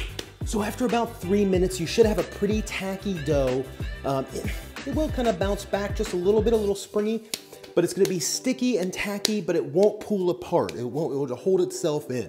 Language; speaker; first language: English; native; English